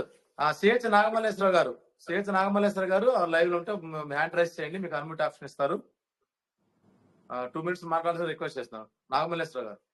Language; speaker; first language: Telugu; native; Telugu